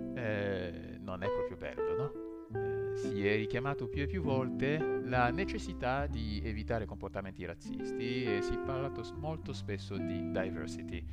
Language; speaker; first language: Italian; non-native, fluent; French